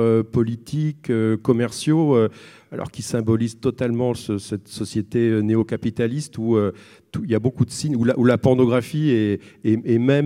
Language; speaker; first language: French; native; French